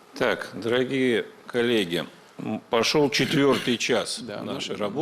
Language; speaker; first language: Russian; native; Russian